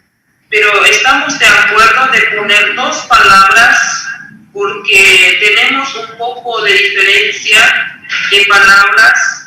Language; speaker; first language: Spanish; non-native, local second language; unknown